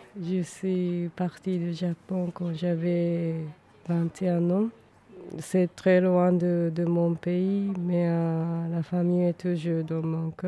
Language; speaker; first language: French; non-native, learner; Japanese